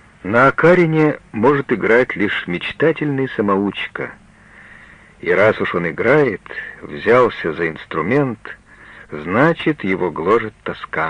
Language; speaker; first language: Russian; native; Russian